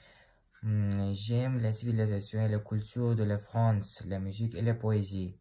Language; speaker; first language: French; non-native, learner; Uzbek